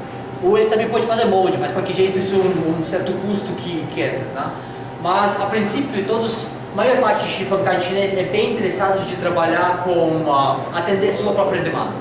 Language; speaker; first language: Portuguese; non-native, learner; Russian